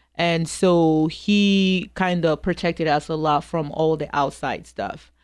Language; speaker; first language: English; non-native, fluent; French